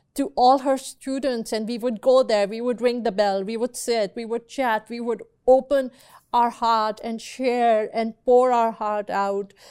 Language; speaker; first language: English; non-native, local second language; Urdu